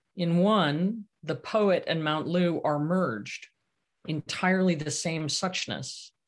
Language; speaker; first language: English; native; English